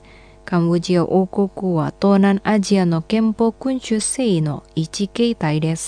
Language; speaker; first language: Japanese; non-native, fluent; Indonesian